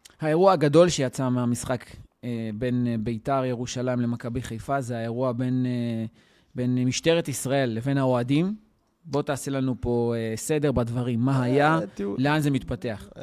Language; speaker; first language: Hebrew; native; Hebrew